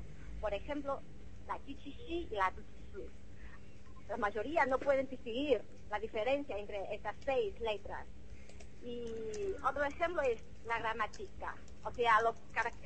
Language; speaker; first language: Spanish; non-native, fluent; Chinese